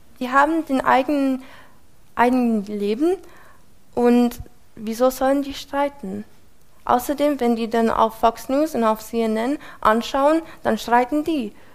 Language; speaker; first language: German; non-native, fluent; English